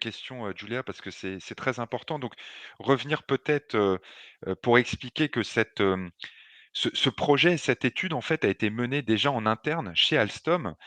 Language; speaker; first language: French; native; French